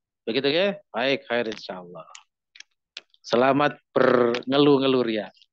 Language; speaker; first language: Indonesian; native; Indonesian